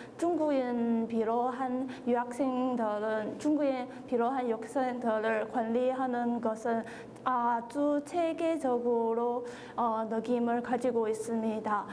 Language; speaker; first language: Korean; non-native, learner; Chinese